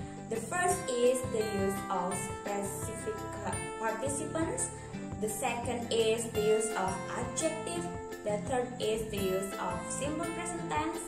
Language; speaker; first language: English; non-native, fluent; Indonesian